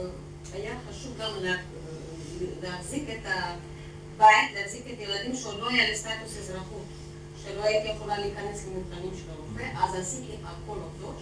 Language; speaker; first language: Hebrew; non-native, learner; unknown